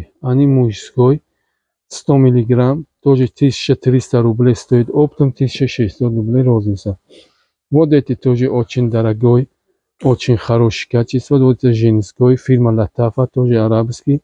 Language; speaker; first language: Russian; non-native, learner; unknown